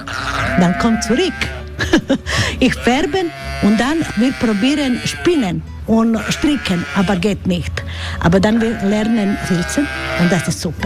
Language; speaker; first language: German; non-native, learner; Croatian